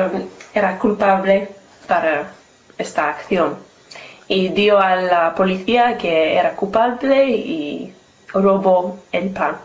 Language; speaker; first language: Spanish; non-native, learner; English